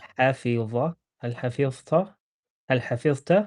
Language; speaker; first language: Arabic; non-native, fluent; English